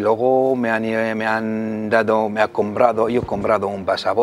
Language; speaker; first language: Spanish; non-native, learner; Arabic